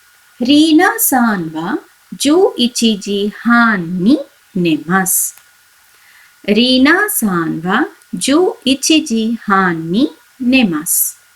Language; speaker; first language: Japanese; non-native, fluent; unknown